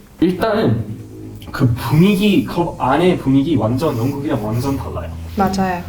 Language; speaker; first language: Korean; non-native, fluent; English